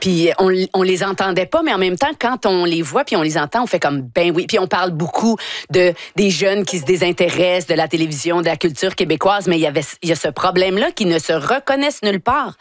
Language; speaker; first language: French; native; French